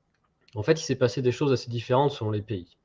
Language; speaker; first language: French; native; French